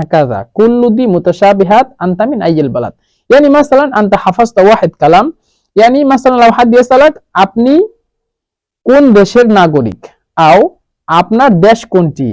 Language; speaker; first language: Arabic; non-native, fluent; Bangla